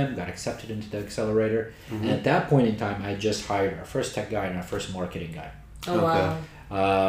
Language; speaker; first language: English; native; English